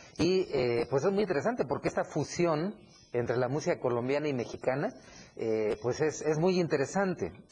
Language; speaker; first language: Spanish; native; Spanish